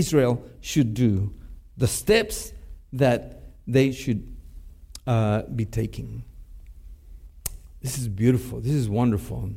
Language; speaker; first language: English; non-native, fluent; Spanish